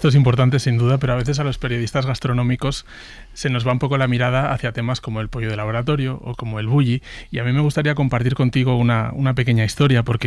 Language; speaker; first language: Spanish; native; Spanish